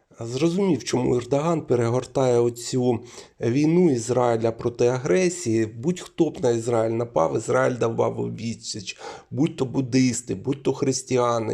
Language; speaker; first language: Ukrainian; non-native, local second language; Russian